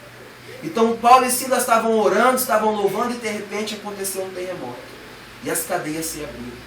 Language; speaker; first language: Portuguese; native; Portuguese